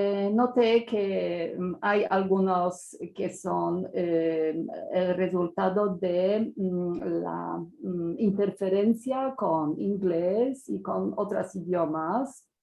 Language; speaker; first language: Spanish; non-native, fluent; Polish